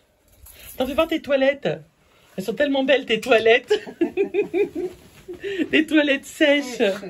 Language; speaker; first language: French; native; French